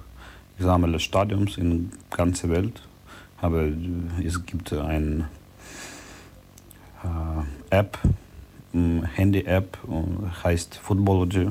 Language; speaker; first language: German; non-native, learner; Ukrainian